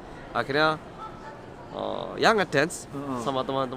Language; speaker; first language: Indonesian; early bilingual, other home language; Korean